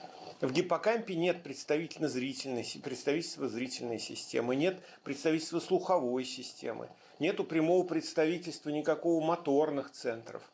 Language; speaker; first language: Russian; native; Russian